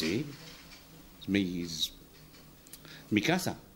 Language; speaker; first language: Spanish; non-native, learner; English